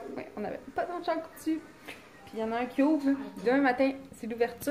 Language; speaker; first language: French; native; French